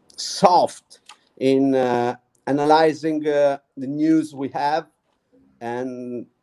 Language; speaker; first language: English; non-native, fluent; Italian